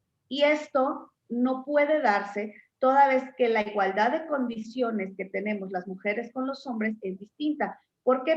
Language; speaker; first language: Spanish; native; Spanish